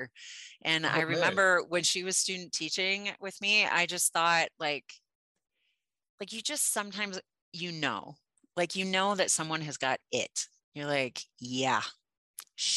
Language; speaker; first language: English; native; English